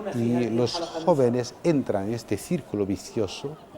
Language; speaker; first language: Spanish; non-native, fluent; Arabic